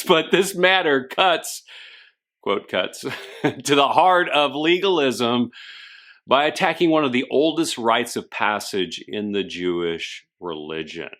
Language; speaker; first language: English; native; English